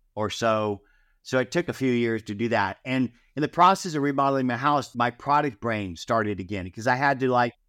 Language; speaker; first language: English; native; English